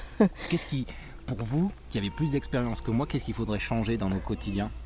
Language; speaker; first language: French; native; French